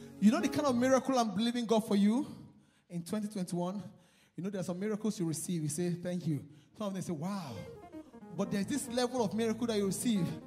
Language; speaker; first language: English; non-native, local second language; Igbo